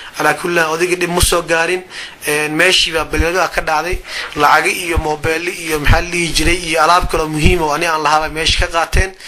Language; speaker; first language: Somali; non-native, local second language; Maay